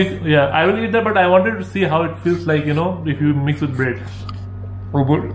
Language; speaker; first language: English; non-native, local second language; Hindi